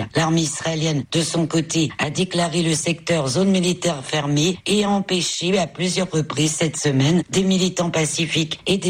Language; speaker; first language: French; native; French